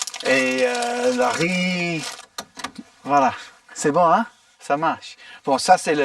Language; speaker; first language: French; non-native, fluent; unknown